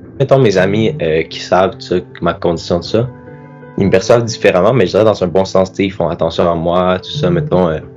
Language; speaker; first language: French; native; French